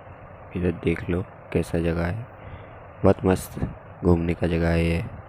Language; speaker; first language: Hindi; non-native, local second language; Bangla